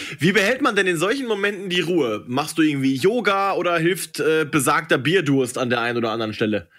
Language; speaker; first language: German; native; German